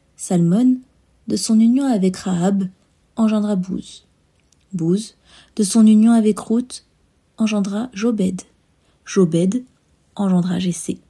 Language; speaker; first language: French; native; French